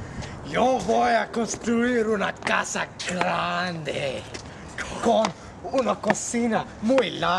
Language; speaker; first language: Spanish; non-native, learner; English